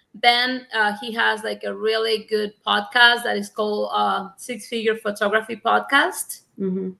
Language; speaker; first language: English; non-native, fluent; Spanish